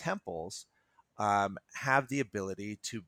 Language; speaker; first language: English; native; English